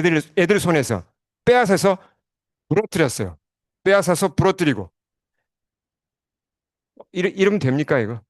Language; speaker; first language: Korean; native; Korean